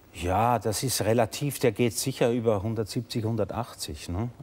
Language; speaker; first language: German; native; German